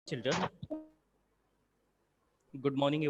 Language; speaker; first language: English; non-native, local second language; Hindi